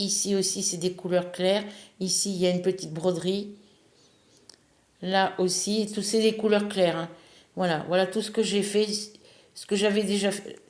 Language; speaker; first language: French; native; French